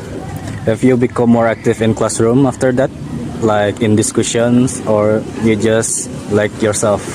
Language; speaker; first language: English; non-native, learner; Indonesian